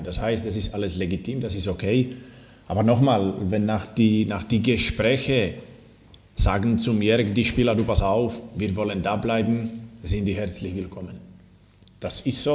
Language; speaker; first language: German; non-native, fluent; Slovak